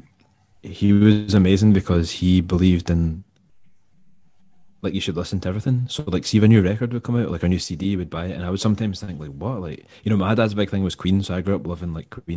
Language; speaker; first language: English; native; English